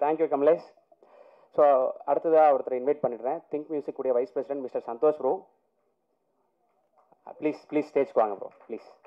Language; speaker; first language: Tamil; native; Tamil